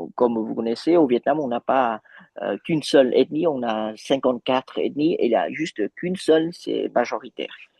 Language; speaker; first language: French; non-native, fluent; Vietnamese